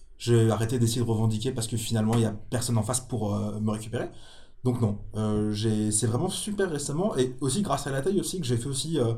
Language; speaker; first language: French; native; French